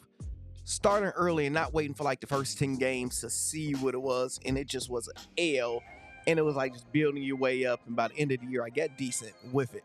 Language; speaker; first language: English; native; English